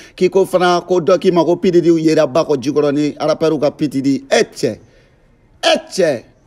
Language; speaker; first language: French; non-native, local second language; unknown